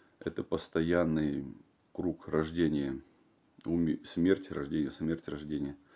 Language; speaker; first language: Russian; native; Russian